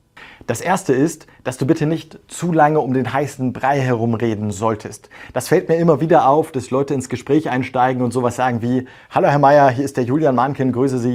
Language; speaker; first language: German; native; German